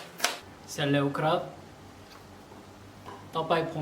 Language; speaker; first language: Thai; non-native, learner; Korean